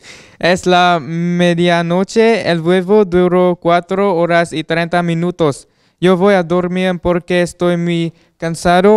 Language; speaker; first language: Spanish; non-native, learner; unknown